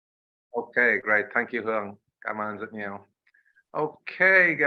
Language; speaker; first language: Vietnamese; non-native, learner; English